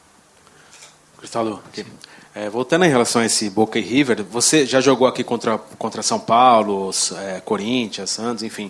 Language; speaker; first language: Portuguese; native; Portuguese